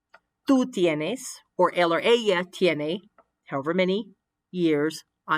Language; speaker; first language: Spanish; non-native, fluent; English